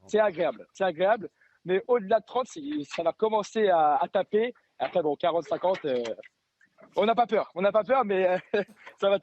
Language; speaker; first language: French; native; French